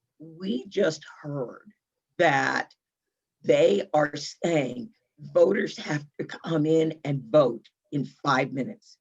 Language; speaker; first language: English; native; English